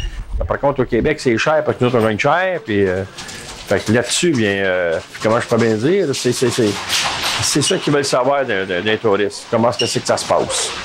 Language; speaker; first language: French; native; French